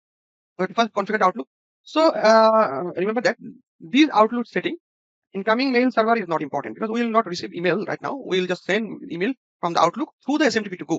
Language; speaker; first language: English; non-native, local second language; Bangla